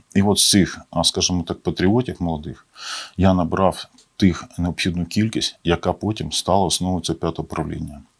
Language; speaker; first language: Ukrainian; native; Ukrainian